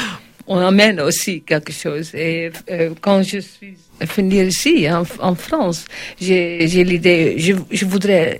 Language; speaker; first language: French; non-native, learner; Dutch